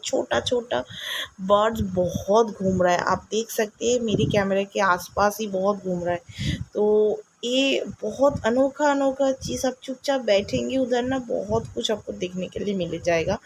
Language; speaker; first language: Hindi; non-native, local second language; Bangla